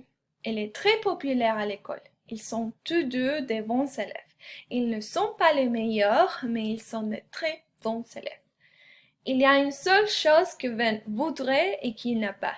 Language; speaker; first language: French; non-native, fluent; Spanish